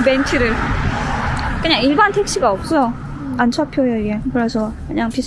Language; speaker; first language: Korean; non-native, fluent; Turkmen